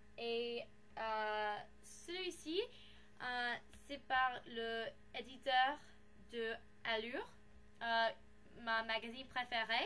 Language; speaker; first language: French; non-native, learner; English